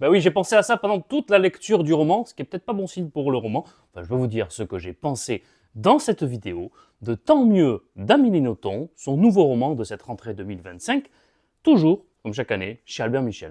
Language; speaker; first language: French; native; French